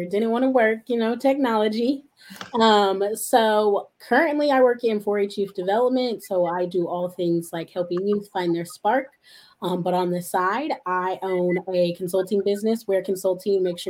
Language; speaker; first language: English; native; English